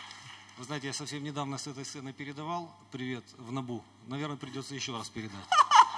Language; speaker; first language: Russian; native; Russian